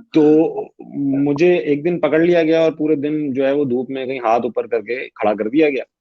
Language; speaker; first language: Urdu; native; Urdu